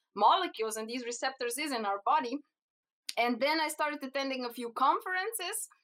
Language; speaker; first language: English; non-native, fluent; Slovenian